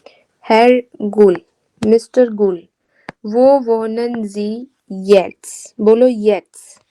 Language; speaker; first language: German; non-native, fluent; Hindi